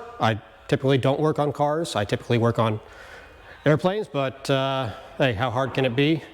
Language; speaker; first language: English; native; English